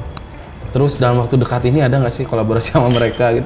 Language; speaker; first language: Indonesian; native; Indonesian